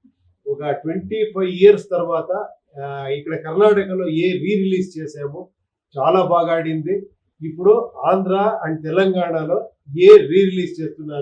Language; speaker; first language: Telugu; non-native, local second language; Kannada